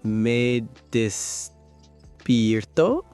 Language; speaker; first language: Spanish; non-native, learner; English